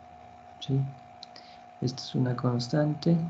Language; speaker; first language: Spanish; native; Spanish